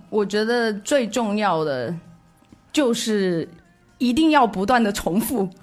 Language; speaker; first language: Chinese; native; Chinese